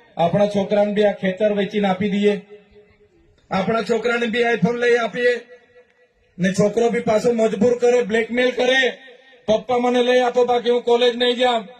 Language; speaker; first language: Gujarati; non-native, local second language; Vasavi